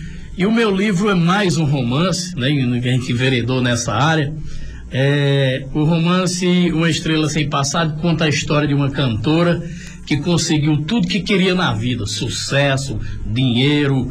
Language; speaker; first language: Portuguese; native; Portuguese